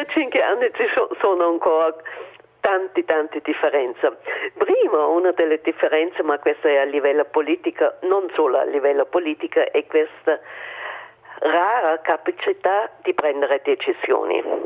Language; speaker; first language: Italian; non-native, fluent; German